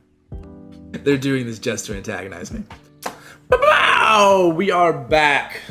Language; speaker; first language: English; native; English